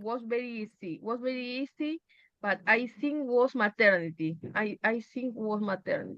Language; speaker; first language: English; non-native, learner; Spanish